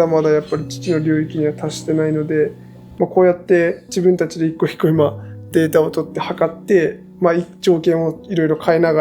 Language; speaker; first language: Japanese; native; Japanese